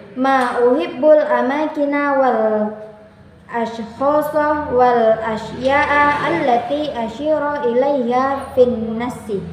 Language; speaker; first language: Arabic; non-native, learner; Indonesian